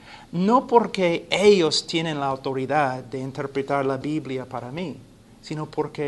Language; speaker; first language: Spanish; non-native, fluent; English